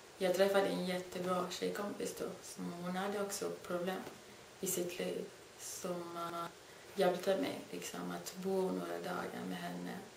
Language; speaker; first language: Swedish; non-native, fluent; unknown